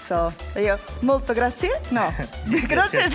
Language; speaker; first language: Italian; non-native, learner; English